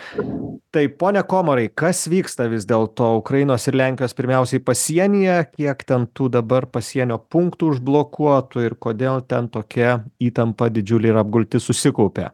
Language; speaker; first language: Lithuanian; native; Lithuanian